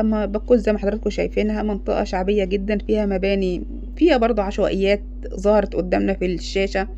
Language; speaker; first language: Arabic; native; Arabic